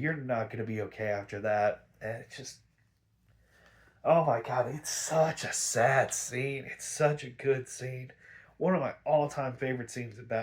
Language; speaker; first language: English; native; English